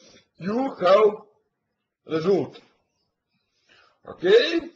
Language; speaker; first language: English; non-native, learner; Latvian